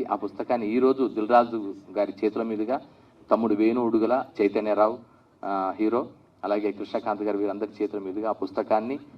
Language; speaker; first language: Telugu; native; Telugu